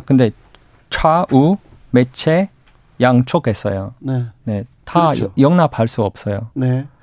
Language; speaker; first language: Korean; non-native, learner; English